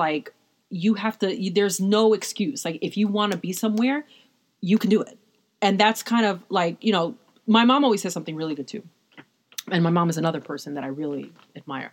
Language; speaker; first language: English; native; English